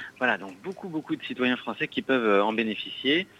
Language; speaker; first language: French; native; French